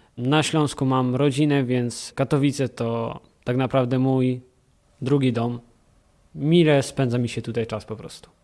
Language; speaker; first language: Polish; early bilingual, heritage; Polish